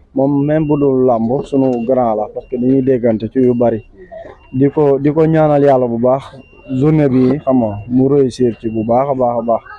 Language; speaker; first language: Wolof; native; Wolof